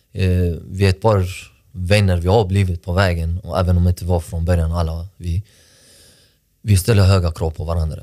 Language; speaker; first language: Swedish; early bilingual, other home language; Persian